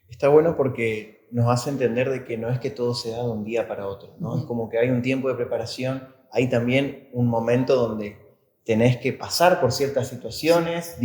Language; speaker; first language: Spanish; native; Spanish